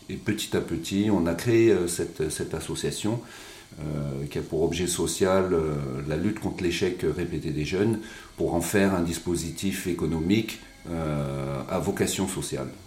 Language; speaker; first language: French; native; French